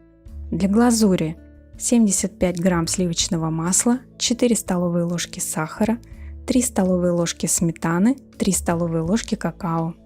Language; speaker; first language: Russian; native; Russian